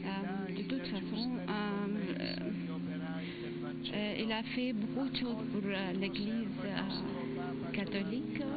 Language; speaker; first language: French; non-native, local second language; Arabic